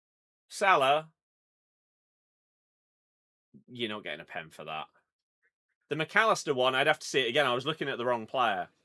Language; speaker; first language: English; native; English